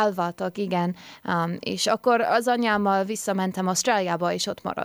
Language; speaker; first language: Hungarian; early bilingual, heritage; English